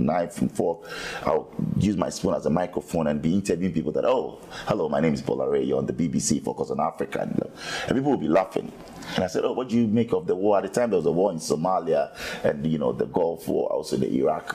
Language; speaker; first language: English; non-native, local second language; Akan